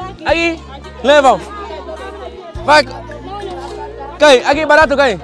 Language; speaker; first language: Portuguese; non-native, learner; Vietnamese